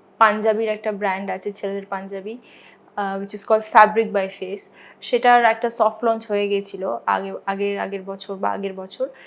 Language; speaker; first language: Bangla; non-native, local second language; Hindi